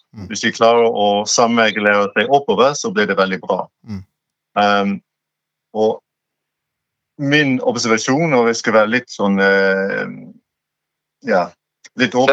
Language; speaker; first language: Norwegian; non-native, fluent; English